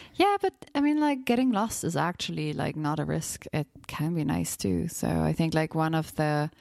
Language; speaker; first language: English; non-native, fluent; German